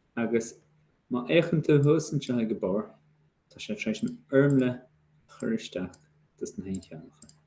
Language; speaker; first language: Irish; native; Irish